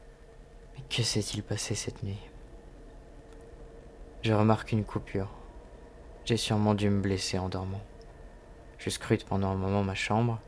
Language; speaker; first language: French; native; French